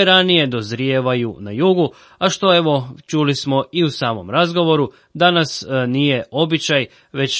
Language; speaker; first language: Croatian; native; Croatian